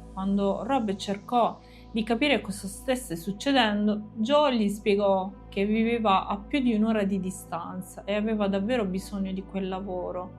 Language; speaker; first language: Italian; native; Italian